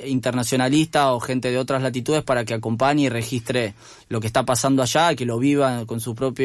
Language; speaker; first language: Spanish; native; Spanish